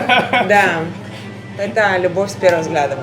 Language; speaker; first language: Russian; native; Russian